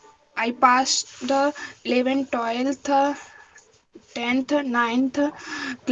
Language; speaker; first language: English; non-native, learner; Hindi